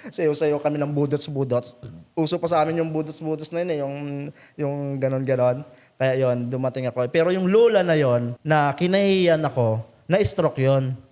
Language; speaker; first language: Filipino; native; Filipino